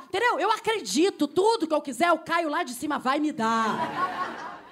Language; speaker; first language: Portuguese; native; Portuguese